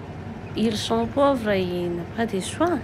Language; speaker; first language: French; non-native, local second language; Malagasy